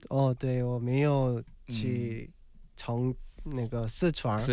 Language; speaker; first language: Chinese; non-native, learner; Korean